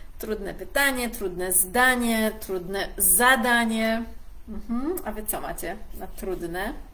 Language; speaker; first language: Polish; native; Polish